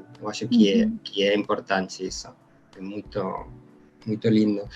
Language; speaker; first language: Portuguese; non-native, learner; Spanish